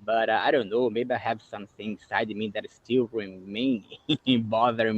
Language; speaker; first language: English; non-native, fluent; Portuguese